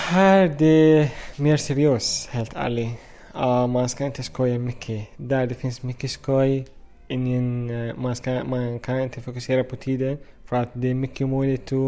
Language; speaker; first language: Swedish; non-native, fluent; Arabic